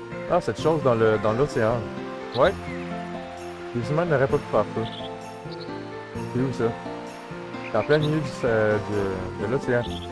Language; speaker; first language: French; native; French